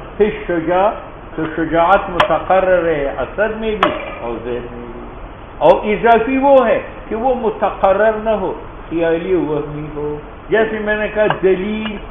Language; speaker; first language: Urdu; non-native, local second language; Pashto